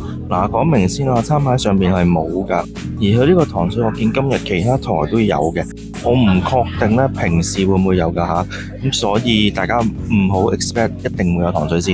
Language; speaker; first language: Cantonese; native; Cantonese